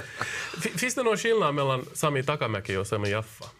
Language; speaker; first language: Swedish; native; Swedish